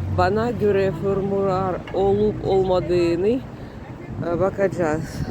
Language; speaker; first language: Turkish; non-native, learner; Russian